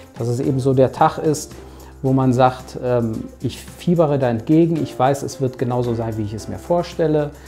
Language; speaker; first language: German; early bilingual, other home language; Spanish